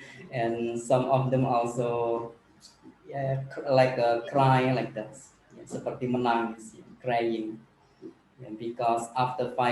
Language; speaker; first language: English; non-native, learner; Indonesian